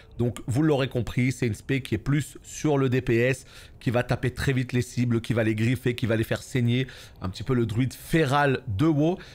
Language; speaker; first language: French; native; French